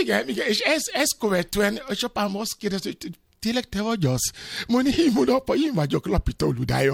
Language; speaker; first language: Hungarian; non-native, fluent; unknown